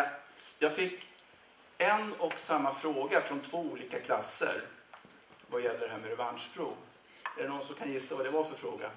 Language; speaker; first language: Swedish; native; Swedish